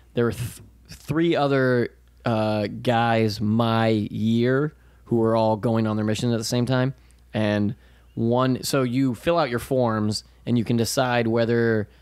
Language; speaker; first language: English; native; English